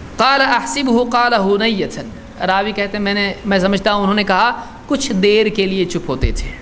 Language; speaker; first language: Urdu; native; Urdu